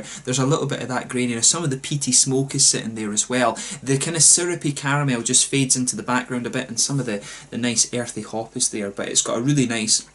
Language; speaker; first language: English; native; English